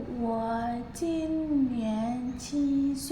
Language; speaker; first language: Chinese; non-native, learner; Indonesian